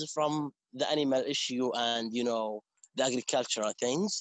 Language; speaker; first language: English; non-native, fluent; Arabic